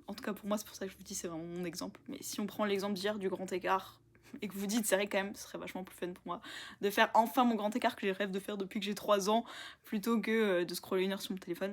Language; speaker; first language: French; native; French